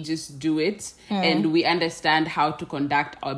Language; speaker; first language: English; non-native, local second language; Swahili